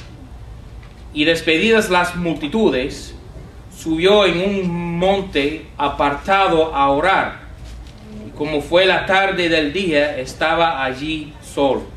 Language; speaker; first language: Spanish; non-native, fluent; English